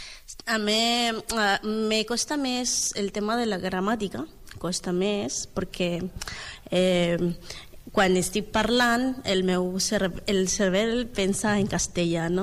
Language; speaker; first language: Catalan; non-native, learner; Spanish